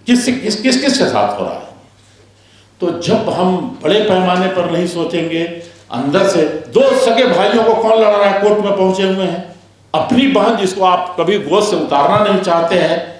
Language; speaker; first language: Urdu; native; Urdu